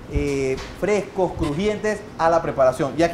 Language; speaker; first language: Spanish; native; Spanish